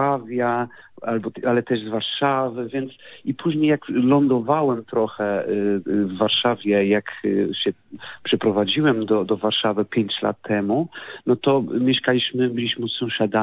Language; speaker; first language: Polish; non-native, fluent; Portuguese